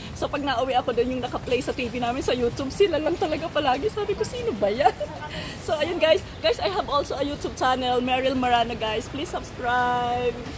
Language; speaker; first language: Filipino; non-native, local second language; Bikol